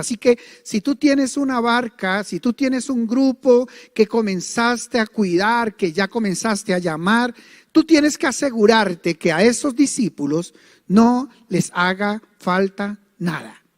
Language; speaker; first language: Spanish; native; Spanish